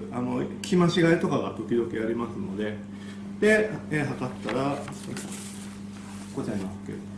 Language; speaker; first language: Japanese; native; Japanese